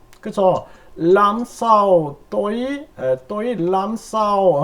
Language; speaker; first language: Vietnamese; non-native, learner; Korean